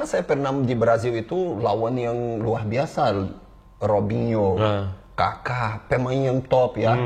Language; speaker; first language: Indonesian; non-native, fluent; Portuguese